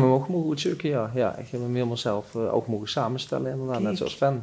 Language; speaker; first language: Dutch; native; Dutch